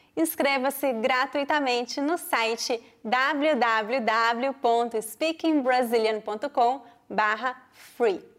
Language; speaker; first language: Portuguese; native; Portuguese